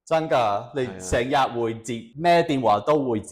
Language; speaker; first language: Cantonese; non-native, fluent; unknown